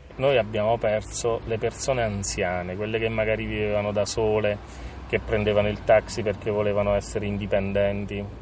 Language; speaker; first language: Italian; native; Italian